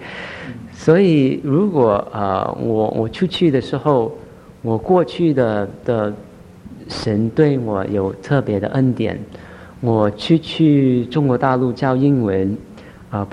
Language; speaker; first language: Chinese; early bilingual, heritage; Chinese